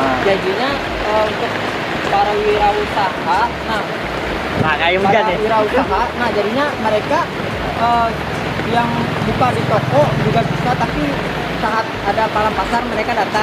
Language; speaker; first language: Indonesian; native; Indonesian